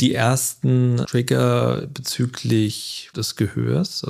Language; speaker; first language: German; native; German